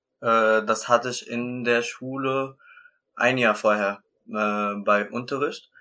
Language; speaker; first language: German; non-native, learner; Arabic